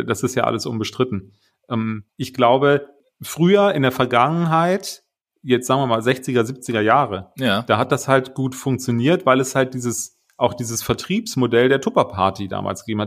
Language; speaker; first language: German; native; German